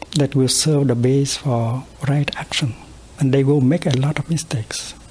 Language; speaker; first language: English; non-native, fluent; Vietnamese